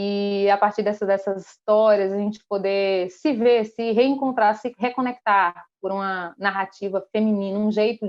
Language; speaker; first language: Portuguese; native; Portuguese